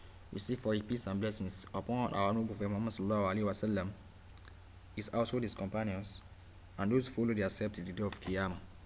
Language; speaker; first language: English; non-native, local second language; Yoruba